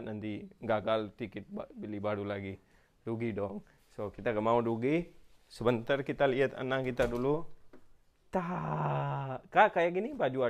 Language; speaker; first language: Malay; non-native, fluent; Urdu